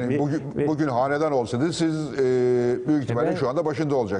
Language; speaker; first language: Turkish; native; Turkish